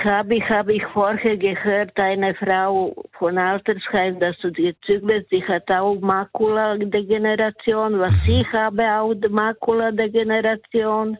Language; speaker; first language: German; non-native, learner; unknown